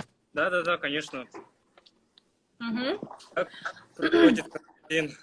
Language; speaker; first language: Russian; non-native, local second language; Kyrgyz